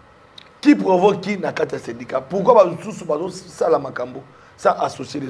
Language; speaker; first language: French; non-native, local second language; Lingala